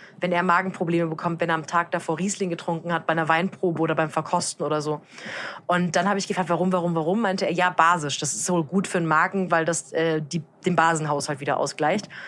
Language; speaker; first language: German; native; German